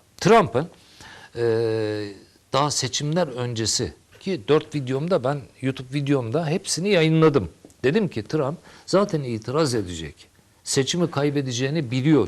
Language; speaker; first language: Turkish; native; Turkish